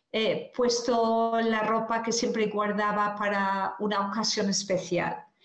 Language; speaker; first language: Spanish; non-native, fluent; English